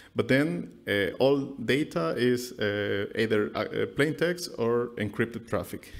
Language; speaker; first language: English; non-native, fluent; Spanish